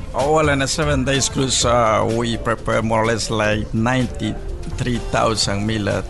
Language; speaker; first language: English; non-native, fluent; Spanish